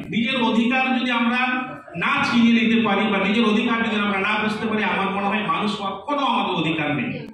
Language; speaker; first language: Bangla; non-native, local second language; Santali